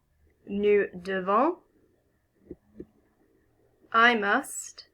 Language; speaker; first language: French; non-native, fluent; English